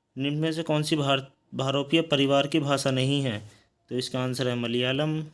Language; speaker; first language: Hindi; native; Hindi